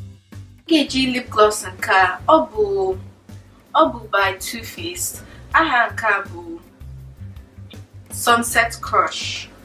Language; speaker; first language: Igbo; early bilingual, heritage; English